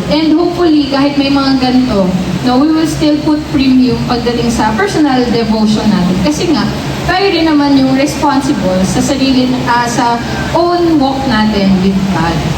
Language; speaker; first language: Filipino; native; Filipino